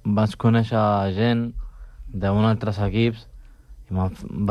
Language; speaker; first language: Catalan; non-native, local second language; Spanish